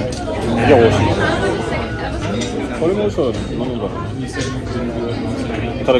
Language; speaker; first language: Japanese; non-native, learner; French